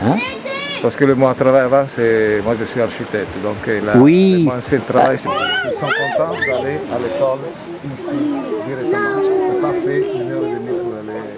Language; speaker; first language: French; non-native, fluent; Italian